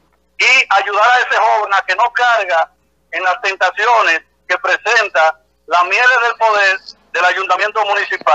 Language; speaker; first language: Spanish; native; Spanish